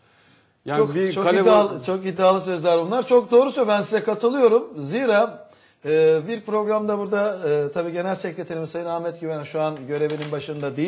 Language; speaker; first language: Turkish; native; Turkish